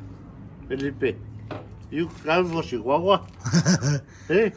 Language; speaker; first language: English; non-native, learner; Spanish